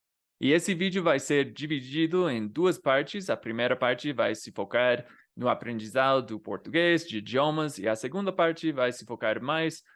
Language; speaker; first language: Portuguese; non-native, fluent; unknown